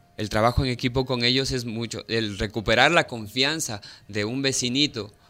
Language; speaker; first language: Spanish; native; Spanish